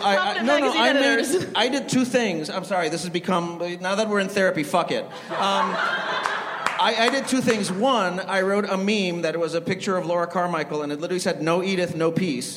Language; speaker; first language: English; non-native, fluent; Spanish